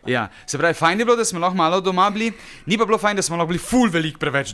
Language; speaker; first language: Slovenian; native; Slovenian